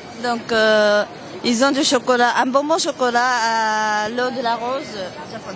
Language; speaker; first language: French; non-native, fluent; Japanese